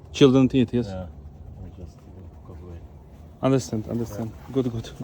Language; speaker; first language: English; non-native, learner; Ukrainian